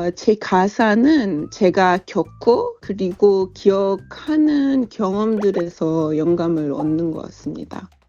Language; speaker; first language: Korean; non-native, fluent; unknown